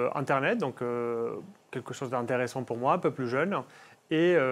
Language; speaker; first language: French; non-native, fluent; Spanish